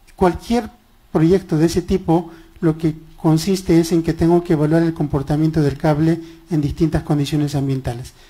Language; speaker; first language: Spanish; non-native, local second language; Quechua